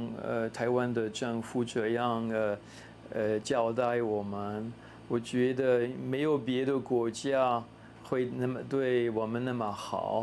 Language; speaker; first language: Chinese; non-native, fluent; French